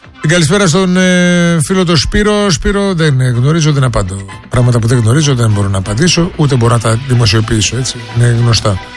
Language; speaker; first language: Greek; native; Greek